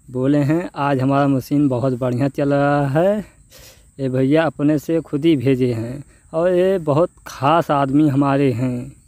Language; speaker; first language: Hindi; native; Hindi